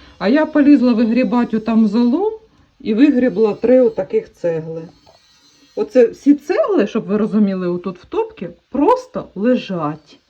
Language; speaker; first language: Ukrainian; native; Ukrainian